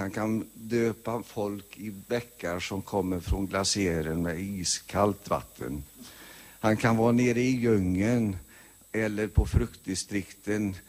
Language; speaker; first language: Swedish; early bilingual, heritage; Swedish